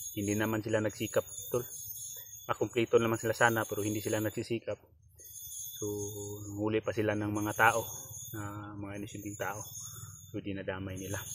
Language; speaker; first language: Filipino; non-native, local second language; Cebuano